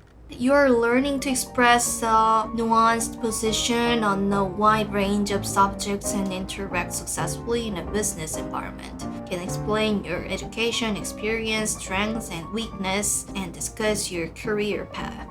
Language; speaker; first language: English; non-native, fluent; Korean